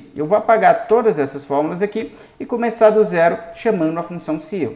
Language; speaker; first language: Portuguese; native; Portuguese